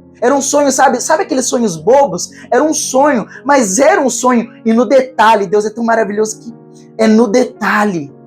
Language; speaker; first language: Portuguese; native; Portuguese